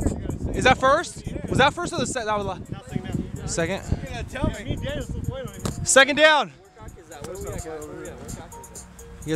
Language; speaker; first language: English; native; English